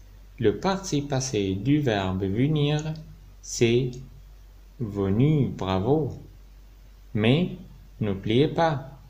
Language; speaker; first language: French; non-native, fluent; Arabic